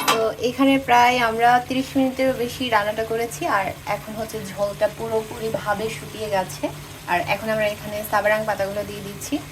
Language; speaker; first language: Bangla; native; Bangla